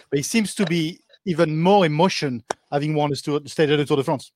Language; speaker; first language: English; non-native, fluent; French